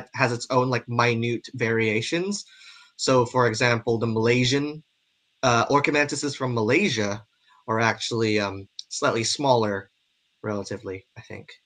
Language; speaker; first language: English; non-native, local second language; Cantonese